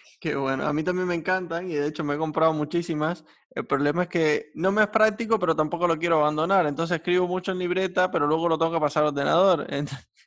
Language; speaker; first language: Spanish; native; Spanish